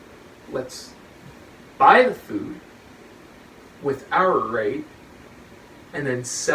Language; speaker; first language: English; native; English